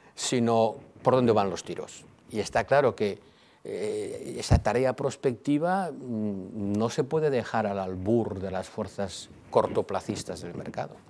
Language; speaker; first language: Spanish; non-native, local second language; Catalan